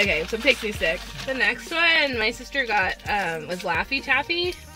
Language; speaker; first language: English; native; English